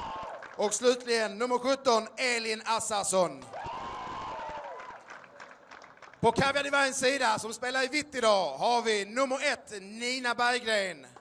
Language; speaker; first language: Swedish; native; Swedish